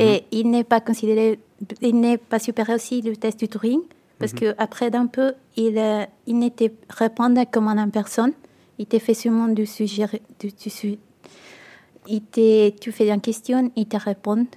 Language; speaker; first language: French; non-native, learner; Italian